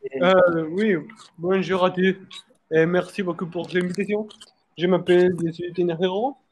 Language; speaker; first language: French; non-native, learner; Spanish